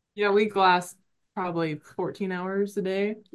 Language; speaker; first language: English; native; English